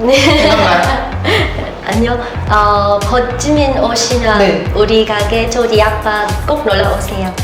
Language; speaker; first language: Korean; non-native, learner; Vietnamese